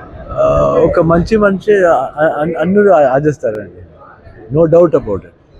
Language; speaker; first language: Telugu; non-native, learner; Kannada